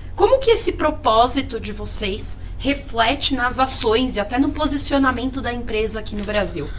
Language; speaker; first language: Portuguese; native; Portuguese